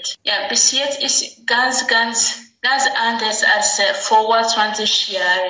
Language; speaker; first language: German; non-native, learner; Rundi